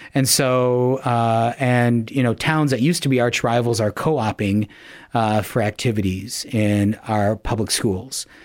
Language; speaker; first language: English; native; English